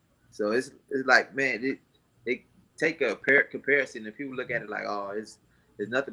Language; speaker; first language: English; native; English